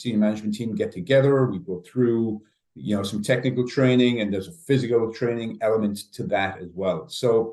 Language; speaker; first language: English; native; English